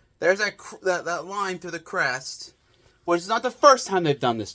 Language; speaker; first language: English; native; English